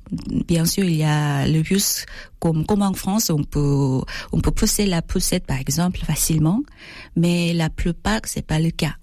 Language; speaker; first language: French; non-native, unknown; Korean